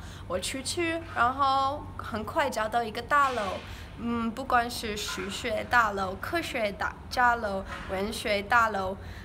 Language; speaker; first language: Chinese; non-native, learner; English